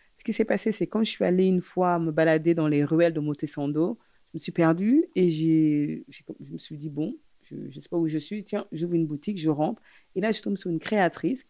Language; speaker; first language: French; early bilingual, other home language; Fula